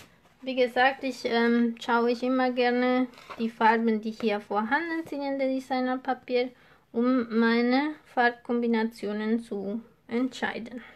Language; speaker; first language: German; non-native, fluent; Spanish